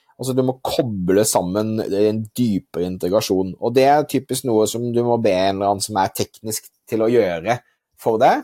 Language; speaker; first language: Norwegian; native; Norwegian